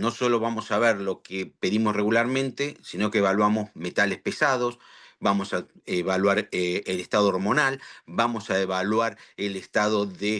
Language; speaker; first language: Spanish; native; Spanish